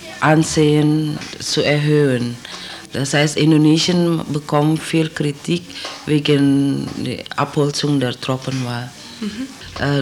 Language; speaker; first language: German; non-native, learner; Indonesian